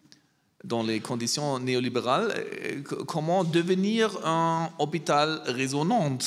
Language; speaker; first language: French; non-native, learner; German